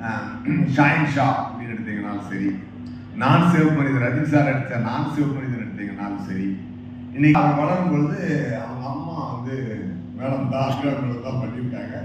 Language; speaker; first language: Tamil; native; Tamil